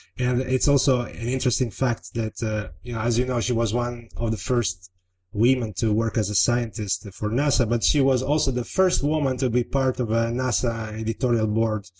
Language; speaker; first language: English; non-native, fluent; Italian